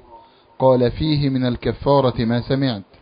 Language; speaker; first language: Arabic; native; Arabic